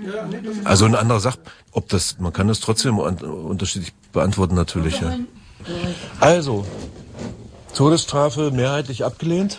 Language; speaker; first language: German; native; German